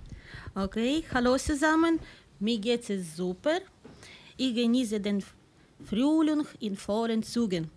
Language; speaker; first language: German; non-native, learner; Ukrainian